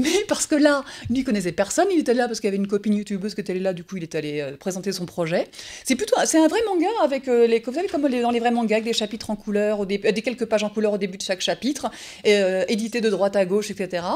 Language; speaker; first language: French; native; French